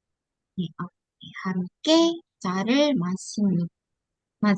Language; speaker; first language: Korean; non-native, fluent; Indonesian